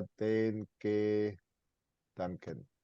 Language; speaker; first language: German; non-native, fluent; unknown